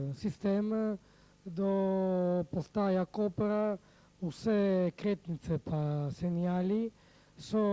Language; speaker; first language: Slovenian; non-native, learner; Italian